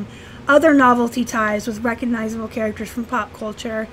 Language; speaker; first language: English; native; English